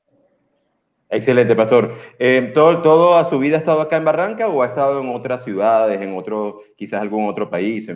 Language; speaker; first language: Spanish; native; Spanish